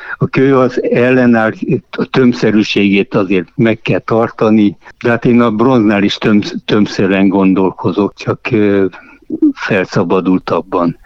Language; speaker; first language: Hungarian; native; Hungarian